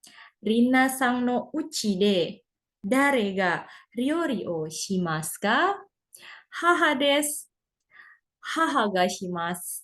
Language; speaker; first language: Japanese; non-native, fluent; Indonesian